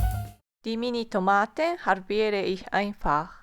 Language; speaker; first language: German; non-native, fluent; Japanese